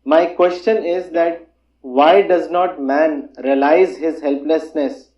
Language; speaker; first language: English; non-native, local second language; Urdu